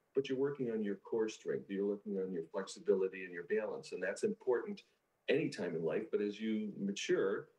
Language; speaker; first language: English; native; English